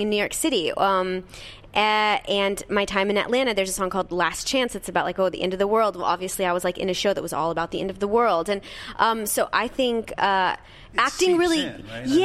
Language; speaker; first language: English; native; English